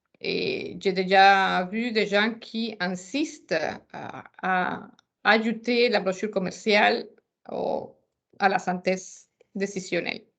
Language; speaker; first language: French; non-native, fluent; Spanish